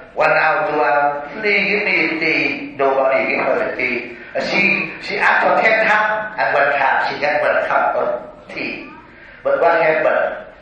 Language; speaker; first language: English; non-native, learner; Vietnamese